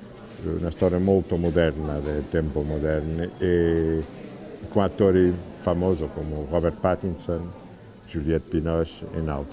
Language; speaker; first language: Italian; non-native, learner; Portuguese